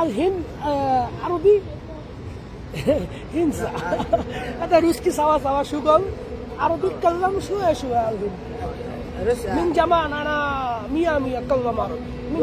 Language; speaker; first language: Arabic; non-native, learner; Bangla